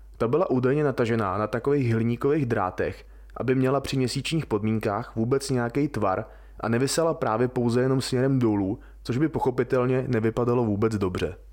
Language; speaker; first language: Czech; native; Czech